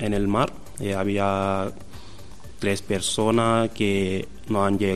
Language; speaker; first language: Spanish; non-native, learner; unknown